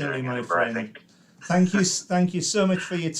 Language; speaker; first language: English; native; English